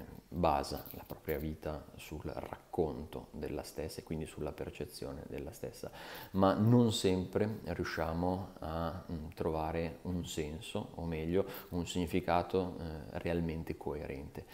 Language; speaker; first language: Italian; native; Italian